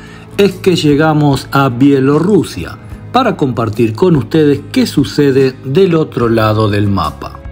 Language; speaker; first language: Spanish; native; Spanish